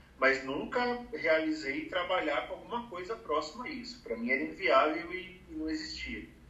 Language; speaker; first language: Portuguese; native; Portuguese